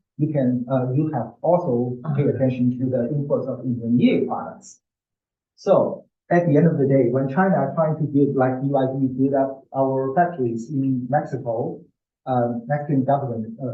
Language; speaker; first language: English; non-native, fluent; Chinese